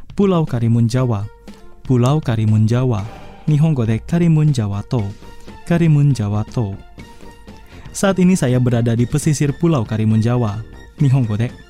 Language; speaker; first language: Japanese; non-native, fluent; Indonesian